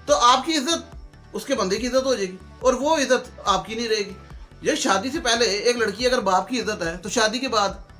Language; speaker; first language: Urdu; non-native, local second language; Punjabi